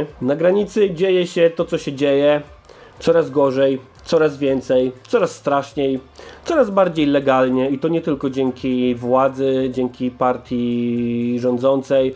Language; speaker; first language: Polish; native; Polish